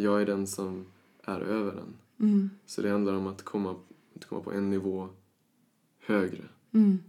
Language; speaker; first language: Swedish; early bilingual, other home language; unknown